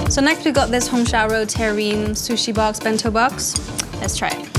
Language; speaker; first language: English; non-native, local second language; Cantonese